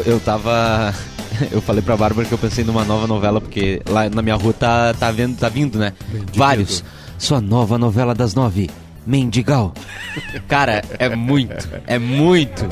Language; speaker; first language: Portuguese; native; Portuguese